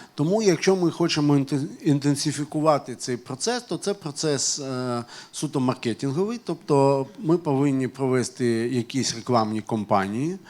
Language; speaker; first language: Ukrainian; non-native, local second language; Russian